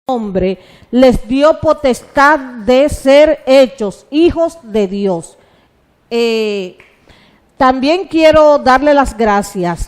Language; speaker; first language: Spanish; native; Spanish